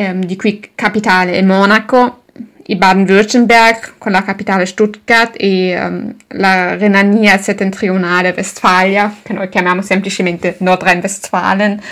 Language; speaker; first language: Italian; non-native, fluent; German